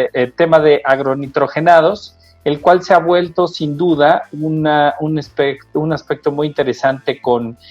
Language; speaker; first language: Spanish; native; Spanish